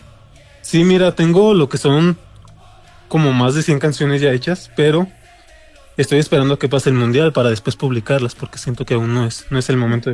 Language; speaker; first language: Spanish; native; Spanish